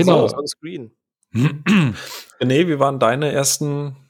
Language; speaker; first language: German; native; German